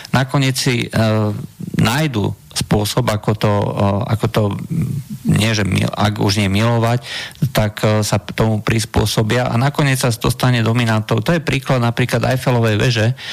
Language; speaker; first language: Slovak; native; Slovak